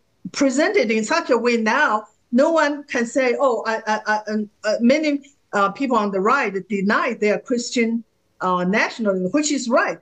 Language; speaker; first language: English; non-native, fluent; Chinese